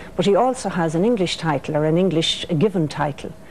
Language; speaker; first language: English; native; English